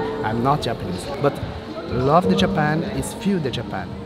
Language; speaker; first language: English; non-native, learner; Portuguese